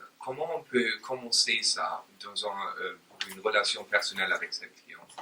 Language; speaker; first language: French; non-native, learner; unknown